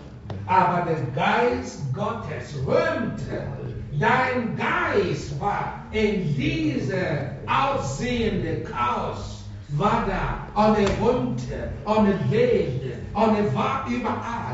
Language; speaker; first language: German; non-native, fluent; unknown